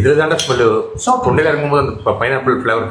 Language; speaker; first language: Tamil; native; Tamil